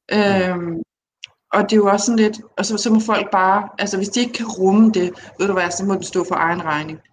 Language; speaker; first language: Danish; early bilingual, other home language; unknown